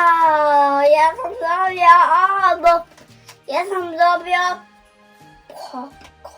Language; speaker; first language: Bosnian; early bilingual, heritage; Serbian